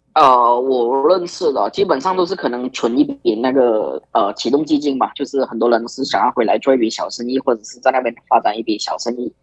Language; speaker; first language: Chinese; native; Chinese